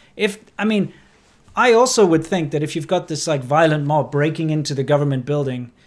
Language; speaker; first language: English; native; English